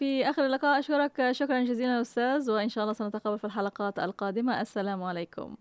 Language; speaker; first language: Arabic; non-native, learner; Malay